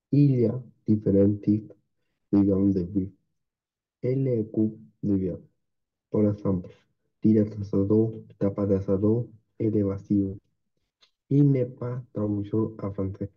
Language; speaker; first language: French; non-native, learner; Spanish